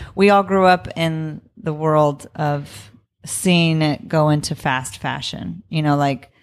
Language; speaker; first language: English; native; English